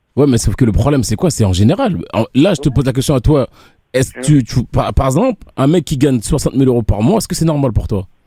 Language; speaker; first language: French; early bilingual, other home language; Haitian Creole